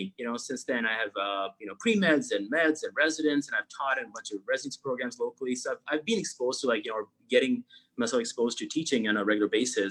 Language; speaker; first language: English; non-native, local second language; Urdu